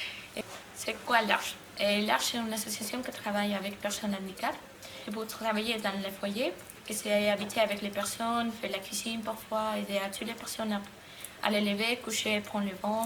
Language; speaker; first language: French; non-native, learner; Spanish